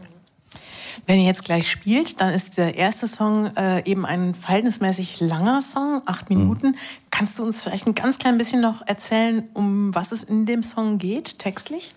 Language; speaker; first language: German; native; German